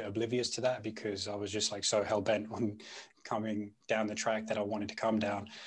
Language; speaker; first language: English; non-native, local second language; Punjabi